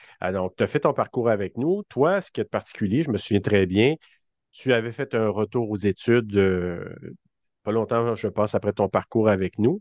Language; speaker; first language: French; native; French